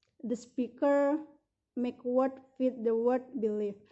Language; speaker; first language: English; non-native, learner; Indonesian